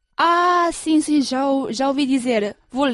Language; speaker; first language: Portuguese; non-native, fluent; Chinese